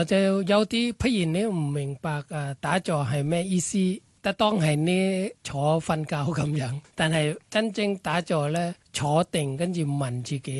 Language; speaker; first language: Cantonese; non-native, learner; Thai